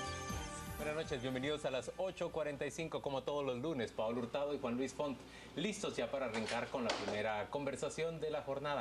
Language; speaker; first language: Spanish; native; Spanish